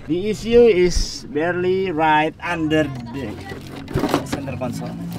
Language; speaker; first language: English; non-native, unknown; Indonesian